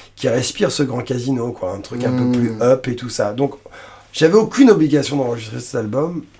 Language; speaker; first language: French; native; French